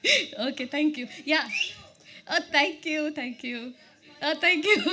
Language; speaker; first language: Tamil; non-native, learner; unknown